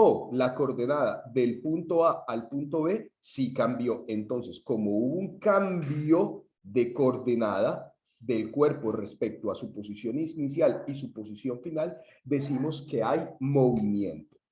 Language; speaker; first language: Spanish; native; Spanish